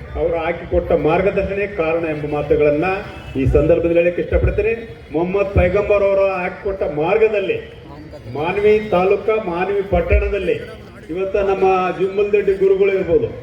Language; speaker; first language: Kannada; native; Kannada